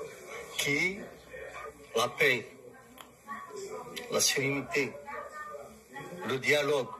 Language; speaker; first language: French; non-native, local second language; Arabic